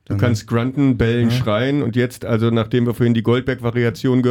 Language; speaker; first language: German; native; German